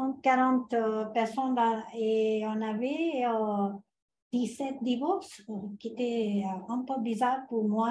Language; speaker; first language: French; non-native, fluent; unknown